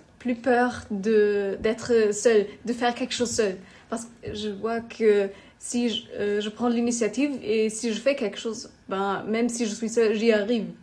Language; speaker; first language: French; non-native, learner; German